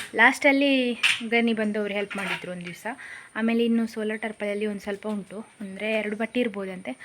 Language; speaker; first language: Kannada; non-native, local second language; Konkani